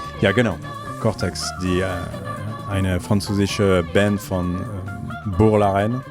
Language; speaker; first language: German; non-native, learner; French